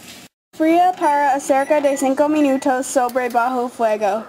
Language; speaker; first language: Spanish; non-native, learner; English